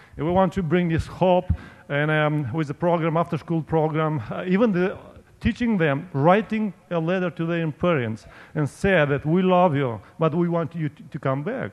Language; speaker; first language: English; non-native, fluent; Romanian